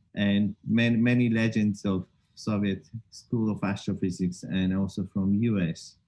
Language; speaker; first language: English; non-native, fluent; Armenian